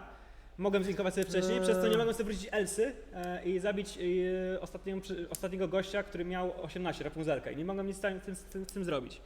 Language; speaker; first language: Polish; native; Polish